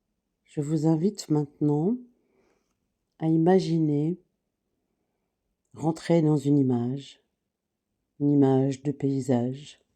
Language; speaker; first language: French; native; French